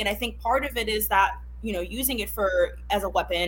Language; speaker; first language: English; non-native, fluent; Haitian Creole